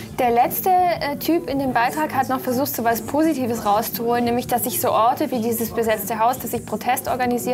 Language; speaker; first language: German; native; German